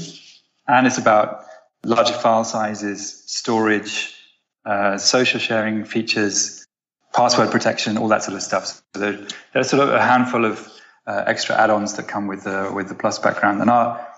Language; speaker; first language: English; native; English